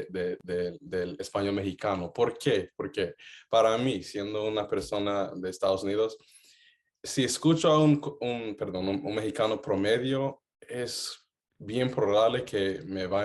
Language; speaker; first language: Spanish; non-native, fluent; English